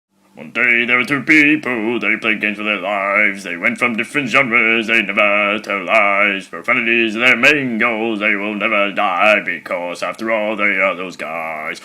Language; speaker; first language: English; native; English